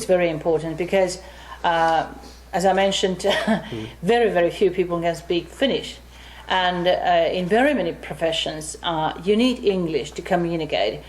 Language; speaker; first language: English; non-native, fluent; Finnish